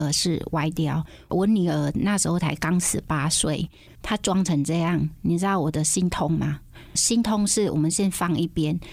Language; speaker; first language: Chinese; non-native, fluent; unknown